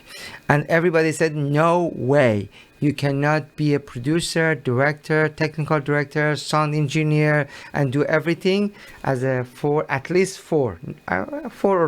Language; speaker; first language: English; non-native, learner; Persian